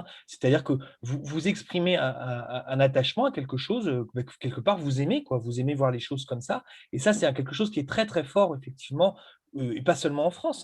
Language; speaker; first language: French; native; French